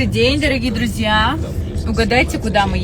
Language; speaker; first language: Russian; non-native, local second language; Chechen